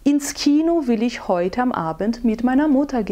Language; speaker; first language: German; non-native, fluent; Portuguese